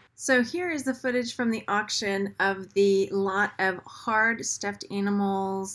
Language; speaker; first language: English; native; English